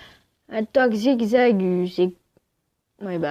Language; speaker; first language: French; native; French